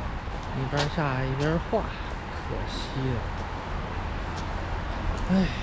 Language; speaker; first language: Chinese; native; Chinese